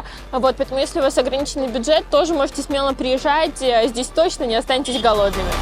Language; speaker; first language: Russian; native; Russian